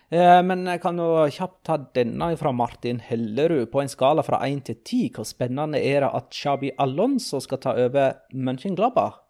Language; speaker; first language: Norwegian; native; Norwegian